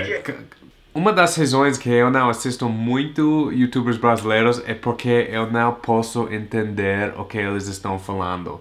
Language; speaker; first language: Portuguese; non-native, learner; English